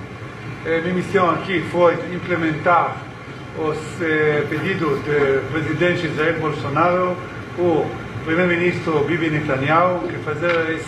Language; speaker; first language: Portuguese; non-native, learner; Hebrew